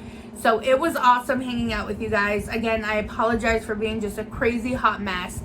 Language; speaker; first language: English; native; English